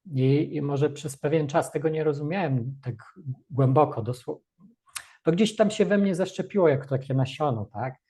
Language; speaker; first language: Polish; early bilingual, other home language; Russian